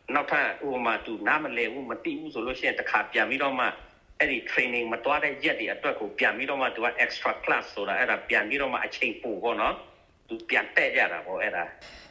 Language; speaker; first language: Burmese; non-native, local second language; Shan